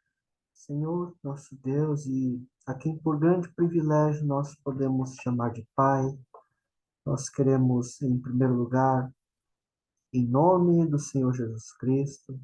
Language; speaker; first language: Portuguese; native; Portuguese